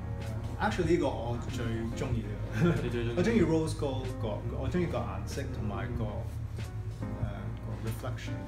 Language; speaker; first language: Cantonese; early bilingual, heritage; English